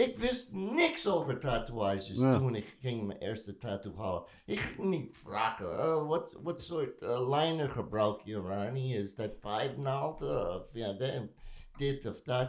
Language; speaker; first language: Dutch; non-native, learner; English